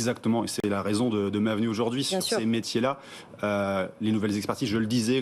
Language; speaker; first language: French; native; French